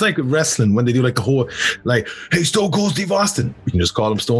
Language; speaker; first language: English; native; English